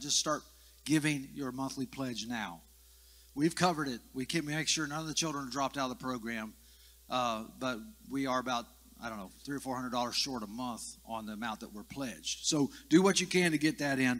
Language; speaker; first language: English; native; English